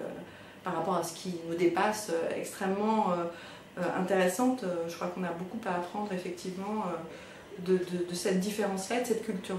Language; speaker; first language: French; native; French